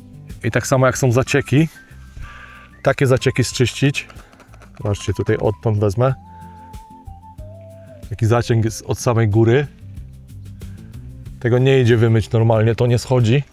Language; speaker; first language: Polish; native; Polish